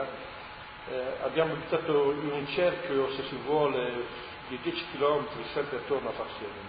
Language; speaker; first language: Italian; early bilingual, heritage; Italian